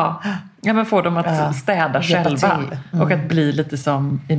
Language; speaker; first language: Swedish; native; Swedish